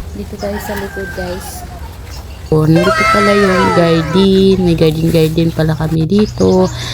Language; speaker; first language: Filipino; non-native, local second language; Cebuano